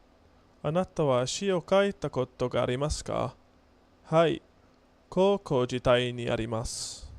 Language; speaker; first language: Japanese; non-native, learner; English